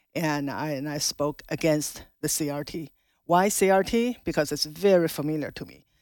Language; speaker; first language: English; non-native, fluent; Chinese